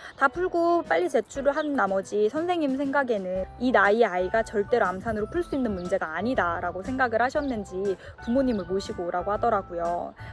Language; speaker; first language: Korean; early bilingual, heritage; Korean